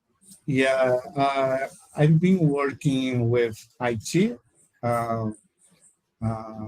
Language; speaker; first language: English; non-native, learner; Portuguese